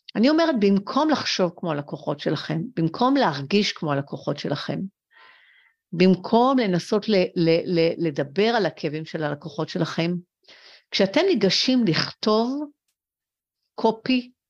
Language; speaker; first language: Hebrew; early bilingual, other home language; French